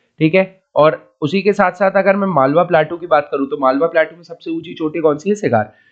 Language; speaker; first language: Hindi; native; Hindi